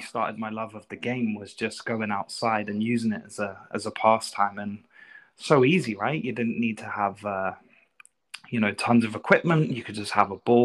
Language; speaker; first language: English; native; English